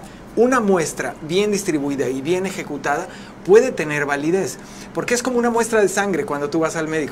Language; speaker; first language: Spanish; native; Spanish